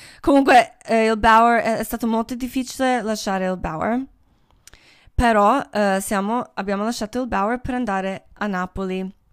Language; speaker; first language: Italian; non-native, fluent; English